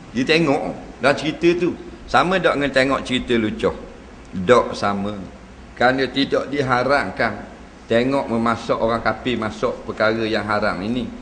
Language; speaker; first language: Malay; native; Malay